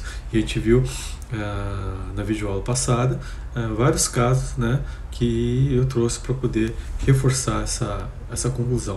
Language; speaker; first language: Portuguese; native; Portuguese